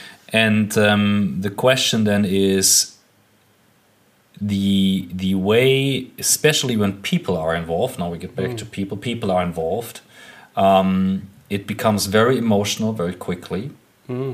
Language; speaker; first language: English; non-native, fluent; German